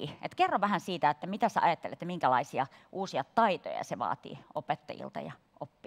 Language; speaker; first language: Finnish; native; Finnish